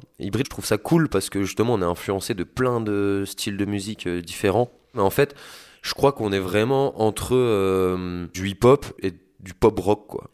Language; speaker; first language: French; native; French